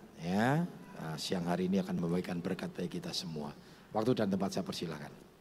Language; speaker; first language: Indonesian; non-native, local second language; Javanese